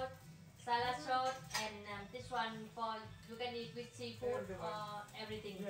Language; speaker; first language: English; non-native, learner; Vietnamese